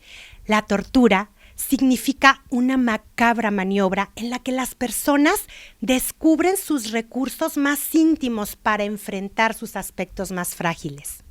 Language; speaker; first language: Spanish; native; Spanish